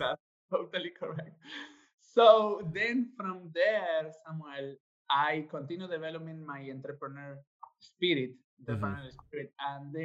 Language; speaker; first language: English; non-native, fluent; Spanish